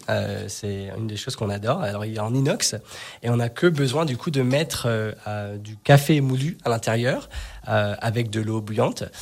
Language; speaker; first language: French; non-native, fluent; English